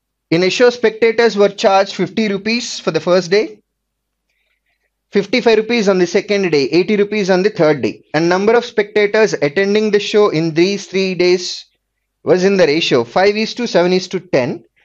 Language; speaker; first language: English; non-native, local second language; Telugu